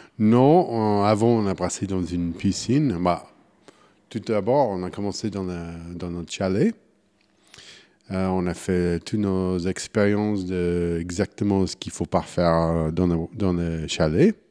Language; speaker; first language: French; non-native, fluent; English